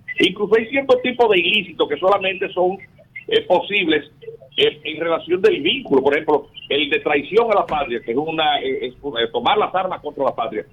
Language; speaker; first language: Spanish; native; Spanish